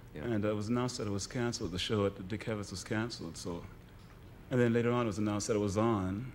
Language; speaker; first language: English; native; English